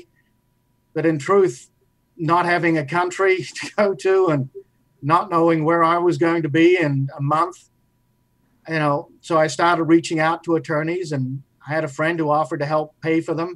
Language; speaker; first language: English; native; English